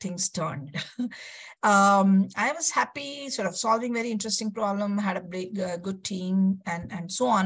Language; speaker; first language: English; non-native, local second language; Kannada